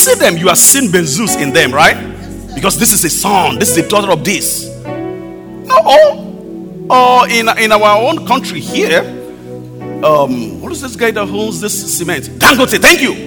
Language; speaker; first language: English; non-native, local second language; Yoruba